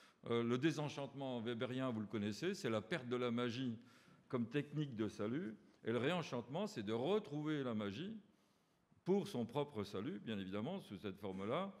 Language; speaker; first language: French; native; French